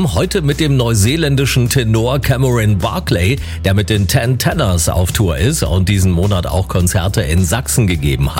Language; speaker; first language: German; native; German